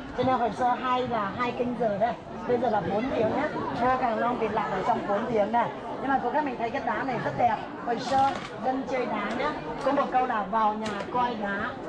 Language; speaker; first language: Vietnamese; non-native, fluent; Chinese